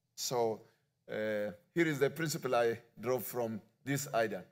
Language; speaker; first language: English; non-native, learner; Amharic